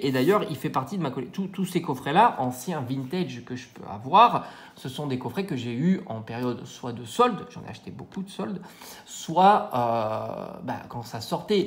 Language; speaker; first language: French; native; French